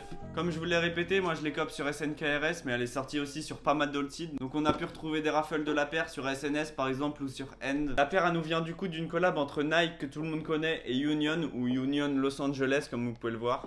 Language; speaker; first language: French; native; French